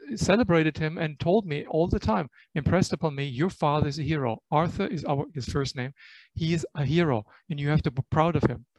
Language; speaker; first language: English; non-native, fluent; German